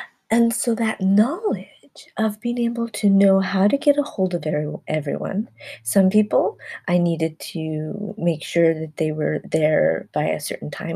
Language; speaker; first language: English; early bilingual, other home language; Spanish